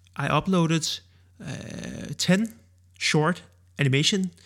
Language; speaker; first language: English; non-native, fluent; Danish